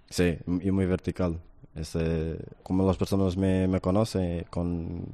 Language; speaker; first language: Spanish; non-native, fluent; Portuguese